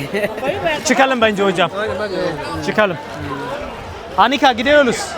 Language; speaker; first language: Turkish; non-native, fluent; Amharic